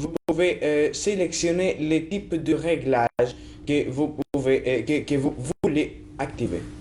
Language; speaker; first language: French; non-native, learner; Italian